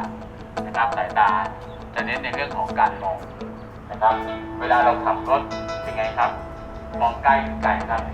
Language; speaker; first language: Thai; native; Thai